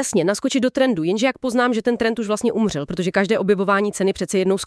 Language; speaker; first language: Czech; native; Czech